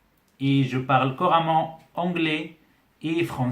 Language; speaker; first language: French; non-native, local second language; Arabic